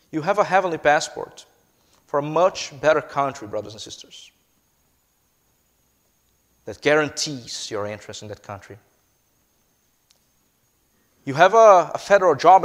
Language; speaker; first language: English; non-native, fluent; Portuguese